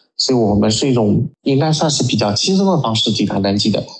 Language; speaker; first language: Chinese; native; Chinese